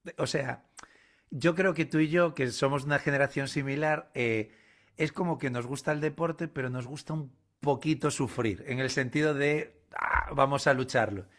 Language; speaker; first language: Spanish; native; Spanish